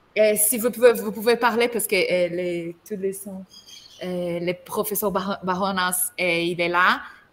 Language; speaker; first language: French; non-native, learner; Portuguese